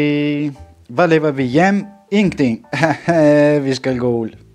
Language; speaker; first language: Danish; non-native, learner; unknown